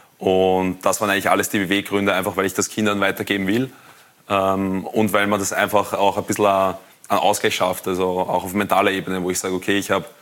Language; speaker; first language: German; native; German